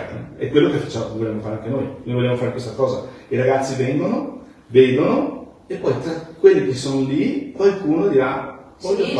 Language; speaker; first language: Italian; native; Italian